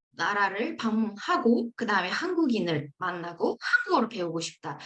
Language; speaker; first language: Korean; non-native, fluent; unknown